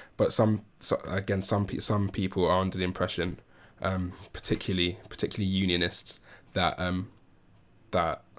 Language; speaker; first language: English; native; English